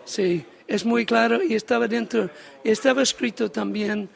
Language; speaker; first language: Spanish; non-native, learner; English